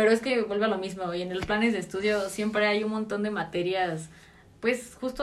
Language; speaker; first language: Spanish; native; Spanish